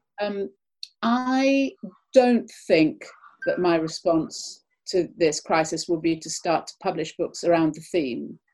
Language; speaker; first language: English; native; English